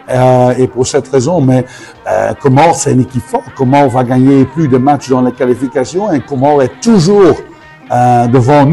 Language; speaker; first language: French; non-native, fluent; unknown